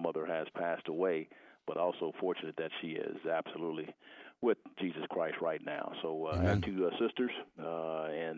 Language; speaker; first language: English; native; English